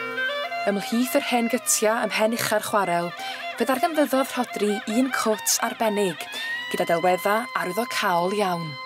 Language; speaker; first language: Welsh; native; Welsh